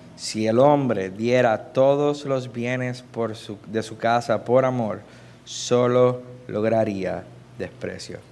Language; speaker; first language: Spanish; native; Spanish